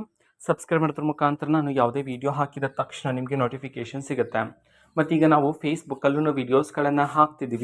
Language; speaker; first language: Kannada; native; Kannada